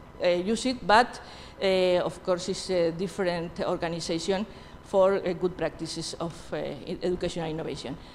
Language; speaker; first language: English; non-native, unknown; Spanish